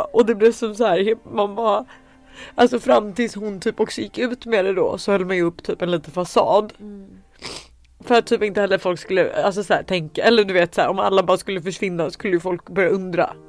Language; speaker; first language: Swedish; native; Swedish